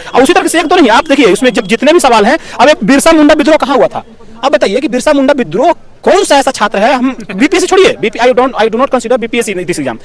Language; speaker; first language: Hindi; native; Hindi